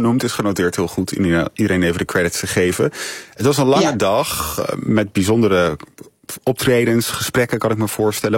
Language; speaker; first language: Dutch; native; Dutch